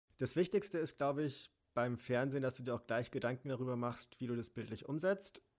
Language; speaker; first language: German; native; German